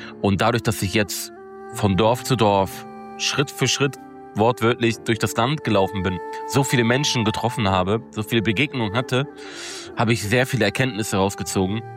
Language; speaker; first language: German; early bilingual, other home language; Turkish